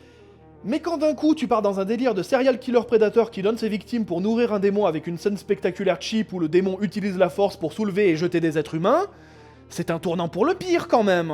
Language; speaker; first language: French; native; French